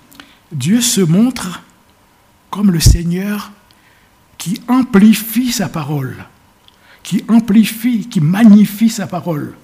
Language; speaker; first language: French; native; French